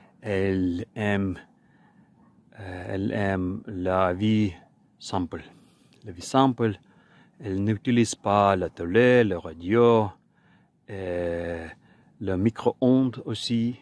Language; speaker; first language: French; non-native, learner; Ukrainian